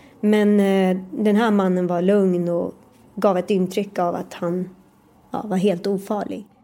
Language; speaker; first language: Swedish; early bilingual, other home language; Persian